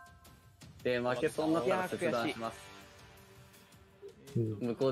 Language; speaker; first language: Japanese; native; Japanese